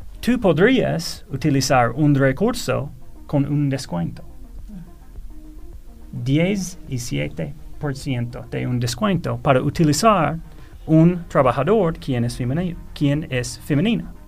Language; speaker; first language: Spanish; non-native, fluent; English